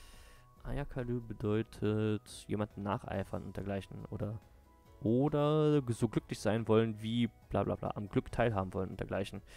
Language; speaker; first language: German; native; German